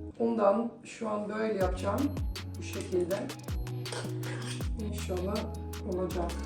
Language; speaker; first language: Turkish; early bilingual, heritage; Turkish